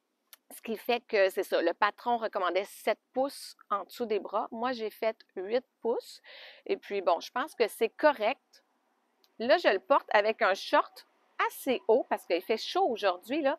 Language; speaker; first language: French; native; French